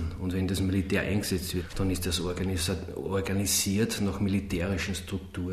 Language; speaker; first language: German; native; German